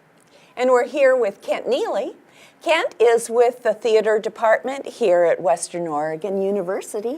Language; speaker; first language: English; native; English